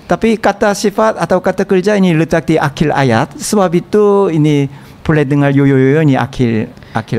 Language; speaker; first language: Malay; non-native, learner; Korean